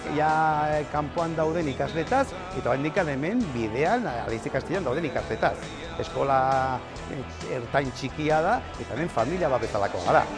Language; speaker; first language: Basque; non-native, local second language; Spanish